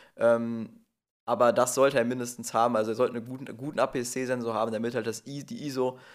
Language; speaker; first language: German; native; German